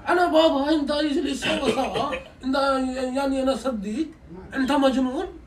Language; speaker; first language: Arabic; non-native, learner; Oromo